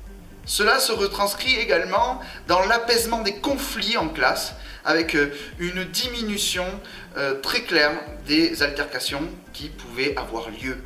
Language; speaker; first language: French; native; French